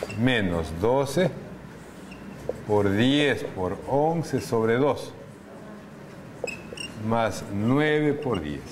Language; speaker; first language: Spanish; native; Spanish